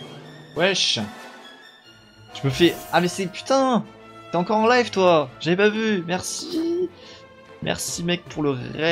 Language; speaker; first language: French; native; French